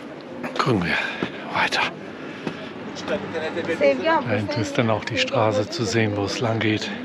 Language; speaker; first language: German; native; German